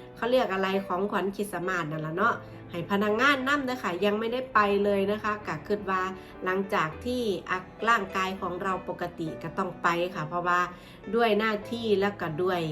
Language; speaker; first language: Thai; native; Thai